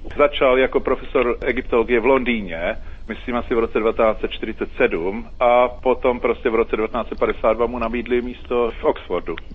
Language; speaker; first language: Czech; native; Czech